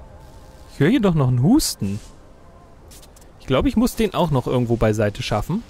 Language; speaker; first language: German; native; German